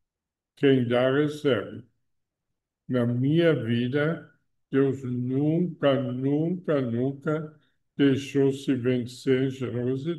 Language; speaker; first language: Portuguese; non-native, fluent; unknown